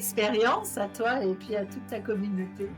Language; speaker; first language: French; native; French